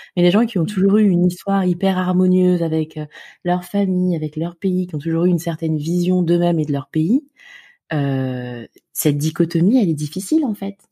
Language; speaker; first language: French; native; French